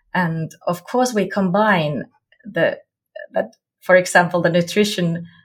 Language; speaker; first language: English; non-native, fluent; Finnish